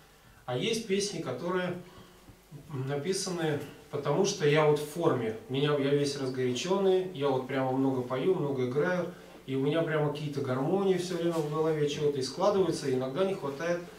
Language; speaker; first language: Russian; native; Russian